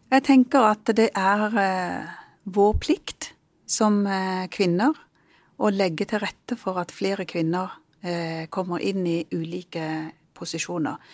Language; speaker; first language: Norwegian; early bilingual, other home language; Punjabi